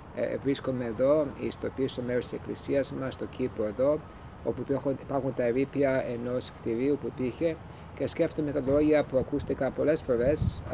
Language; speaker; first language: Greek; early bilingual, heritage; Greek